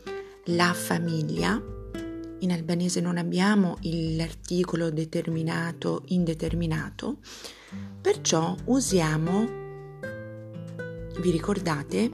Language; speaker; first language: Italian; non-native, fluent; Albanian